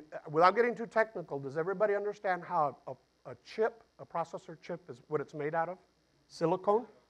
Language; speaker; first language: English; early bilingual, other home language; Spanish